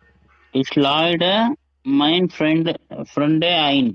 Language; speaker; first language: German; non-native, learner; Tamil